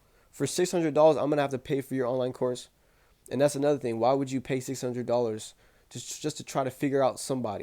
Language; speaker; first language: English; native; English